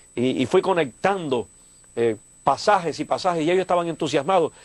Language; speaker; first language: Spanish; native; Spanish